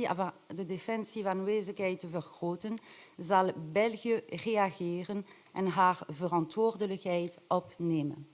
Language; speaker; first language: Dutch; non-native, local second language; French